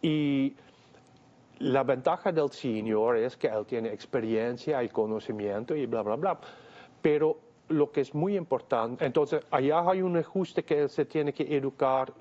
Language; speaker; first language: Spanish; non-native, fluent; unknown